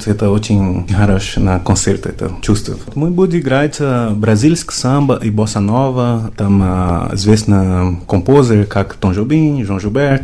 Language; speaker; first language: Russian; non-native, learner; Portuguese